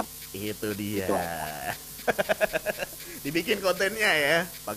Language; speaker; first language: Indonesian; native; Indonesian